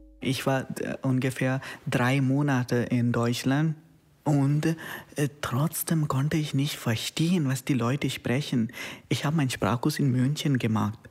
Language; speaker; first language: German; non-native, learner; Konkani